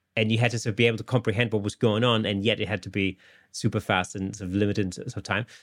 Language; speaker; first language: English; non-native, fluent; German